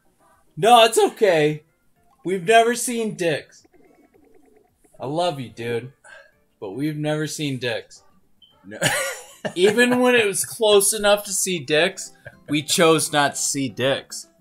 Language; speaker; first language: English; native; English